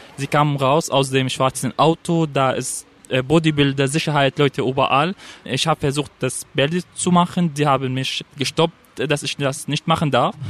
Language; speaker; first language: German; non-native, learner; Arabic